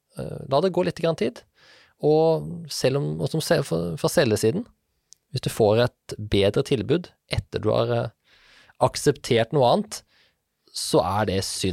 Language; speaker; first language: Norwegian; native; Norwegian